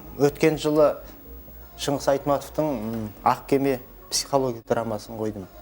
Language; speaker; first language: Kazakh; native; Kazakh